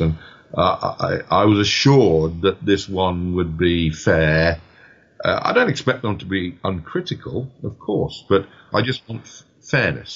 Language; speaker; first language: English; native; English